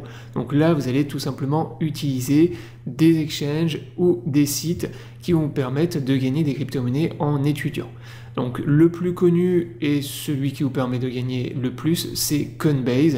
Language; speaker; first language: French; native; French